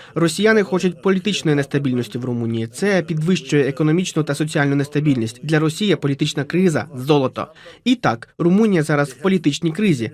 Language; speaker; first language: Ukrainian; non-native, fluent; Romanian